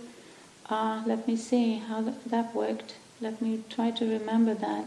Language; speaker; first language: English; non-native, fluent; German